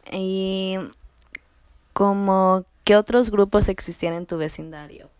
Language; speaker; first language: Spanish; early bilingual, other home language; English